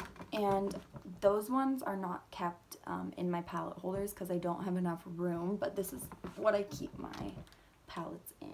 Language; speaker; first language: English; native; English